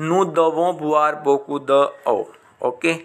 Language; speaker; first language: French; non-native, learner; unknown